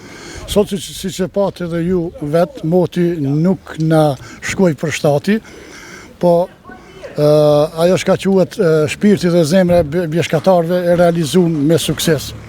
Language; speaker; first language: Albanian; native; Albanian